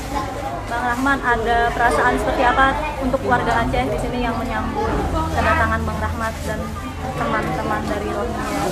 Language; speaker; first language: Indonesian; native; Indonesian